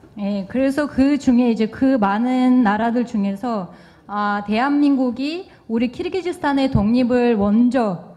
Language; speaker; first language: Korean; non-native, fluent; Kyrgyz